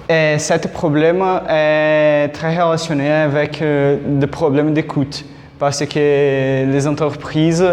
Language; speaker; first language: French; non-native, learner; Portuguese